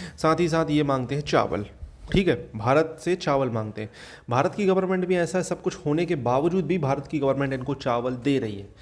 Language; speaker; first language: Hindi; native; Hindi